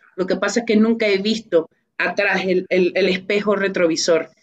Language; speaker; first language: Spanish; native; Spanish